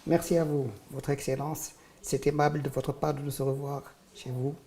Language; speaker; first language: French; non-native, local second language; Arabic